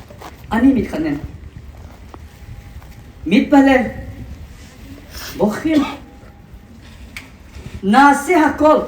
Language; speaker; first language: Hebrew; non-native, fluent; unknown